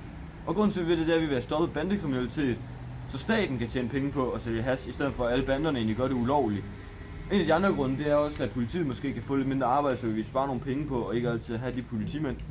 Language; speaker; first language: Danish; native; Danish